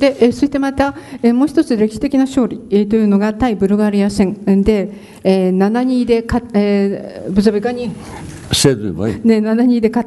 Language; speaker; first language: French; non-native, learner; Japanese